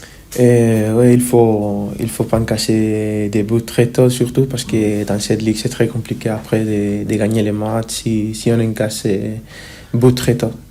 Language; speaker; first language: French; non-native, fluent; Spanish